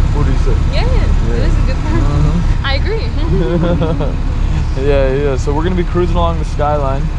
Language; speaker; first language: English; native; English